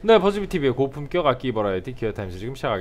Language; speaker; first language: Korean; native; Korean